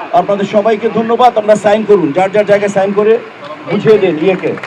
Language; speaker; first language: Bangla; native; Bangla